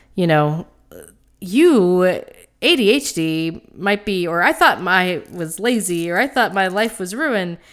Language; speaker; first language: English; native; English